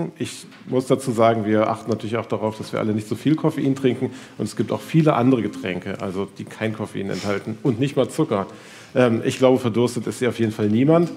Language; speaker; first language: German; native; German